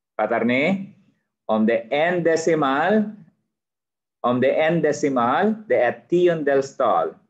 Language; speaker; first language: Swedish; non-native, fluent; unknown